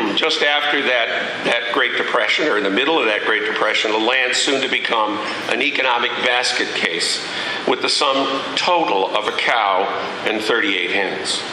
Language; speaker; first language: English; native; English